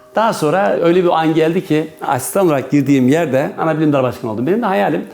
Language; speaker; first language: Turkish; native; Turkish